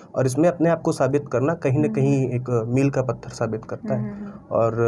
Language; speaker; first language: Hindi; native; Hindi